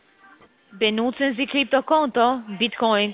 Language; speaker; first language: German; non-native, learner; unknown